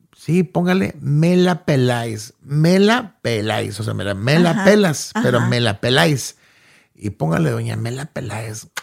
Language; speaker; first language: Spanish; early bilingual, heritage; Spanish